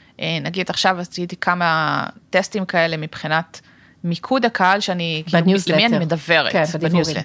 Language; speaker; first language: Hebrew; native; Hebrew